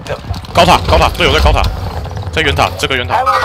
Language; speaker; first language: Chinese; native; Chinese